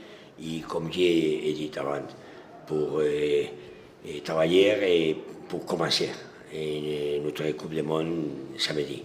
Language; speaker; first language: French; non-native, learner; Spanish